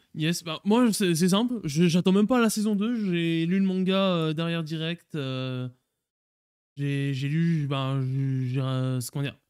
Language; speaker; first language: French; native; French